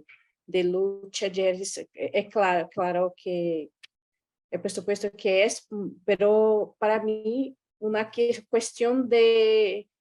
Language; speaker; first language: Spanish; non-native, learner; Portuguese